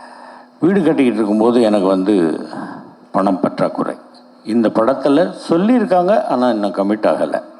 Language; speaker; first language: Tamil; native; Tamil